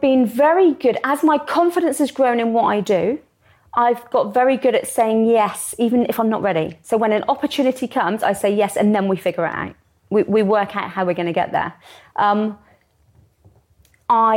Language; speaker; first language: English; native; English